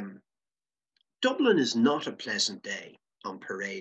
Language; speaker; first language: English; native; English